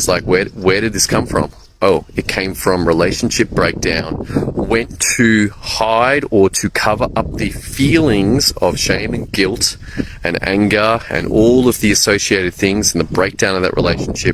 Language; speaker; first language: English; native; English